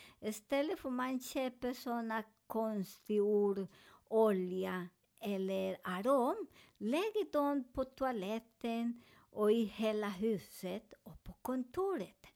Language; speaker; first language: Swedish; non-native, learner; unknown